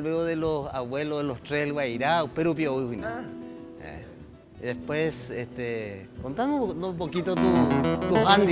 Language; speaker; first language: Spanish; native; Spanish